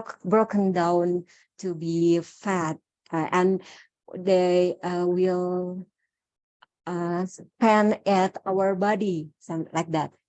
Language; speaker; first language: English; non-native, learner; Indonesian